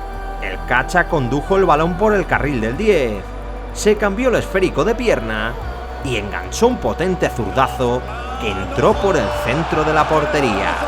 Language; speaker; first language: Spanish; native; Spanish